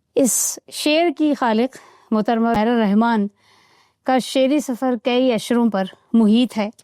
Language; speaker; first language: Urdu; native; Urdu